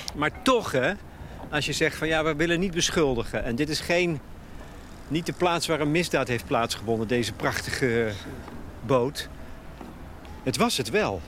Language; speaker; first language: Dutch; native; Dutch